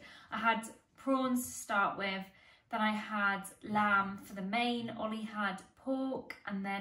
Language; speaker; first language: English; native; English